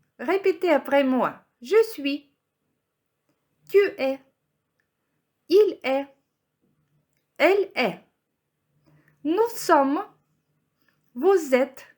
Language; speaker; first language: French; non-native, fluent; Ukrainian